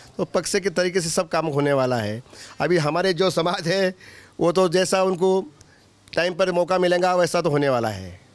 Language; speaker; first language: Hindi; non-native, local second language; Lambadi